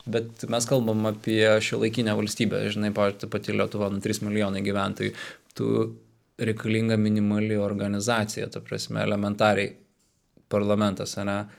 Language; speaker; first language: Lithuanian; native; Lithuanian